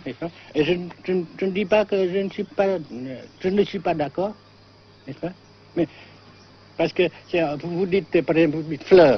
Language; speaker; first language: French; non-native, local second language; Vietnamese